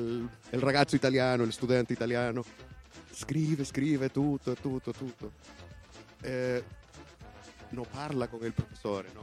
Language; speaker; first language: Italian; non-native, learner; Spanish